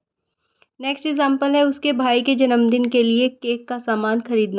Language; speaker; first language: Hindi; native; Hindi